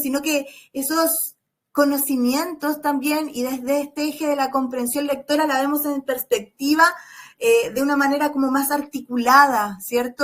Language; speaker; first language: Spanish; native; Spanish